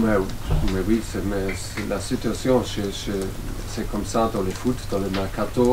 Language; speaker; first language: French; non-native, learner; German